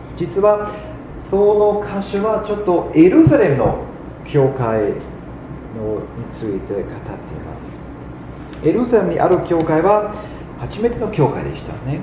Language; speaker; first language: Japanese; non-native, fluent; German